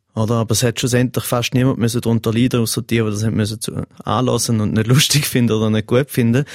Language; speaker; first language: German; native; German